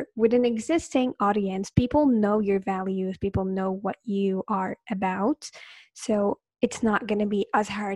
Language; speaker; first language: English; non-native, fluent; Arabic